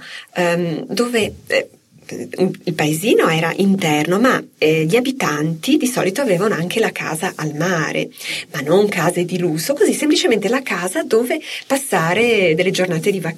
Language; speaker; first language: Italian; native; Italian